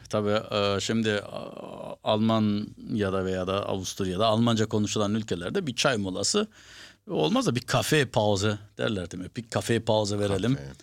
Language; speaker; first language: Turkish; early bilingual, heritage; Turkish